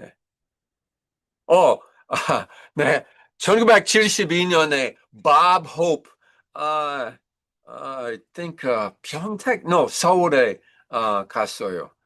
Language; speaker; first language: Korean; non-native, learner; English